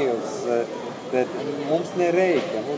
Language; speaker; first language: Lithuanian; non-native, learner; Italian